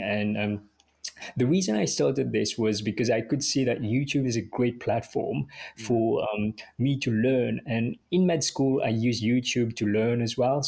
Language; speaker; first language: English; non-native, fluent; Morisyen